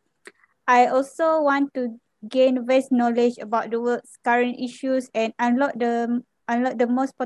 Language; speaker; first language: English; non-native, local second language; Malay